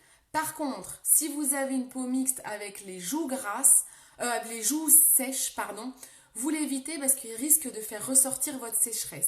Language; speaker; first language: French; native; French